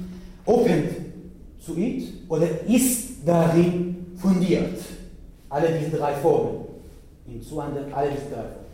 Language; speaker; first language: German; non-native, learner; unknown